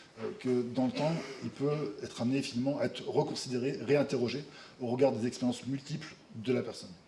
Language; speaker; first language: French; native; French